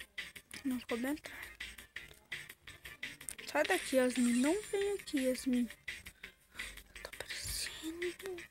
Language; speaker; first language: Portuguese; native; Portuguese